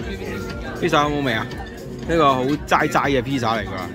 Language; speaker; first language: Cantonese; native; Cantonese